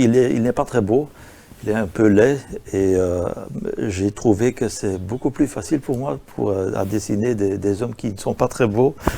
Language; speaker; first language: French; non-native, local second language; Dutch